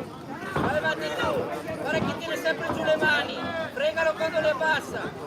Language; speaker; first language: Italian; native; Italian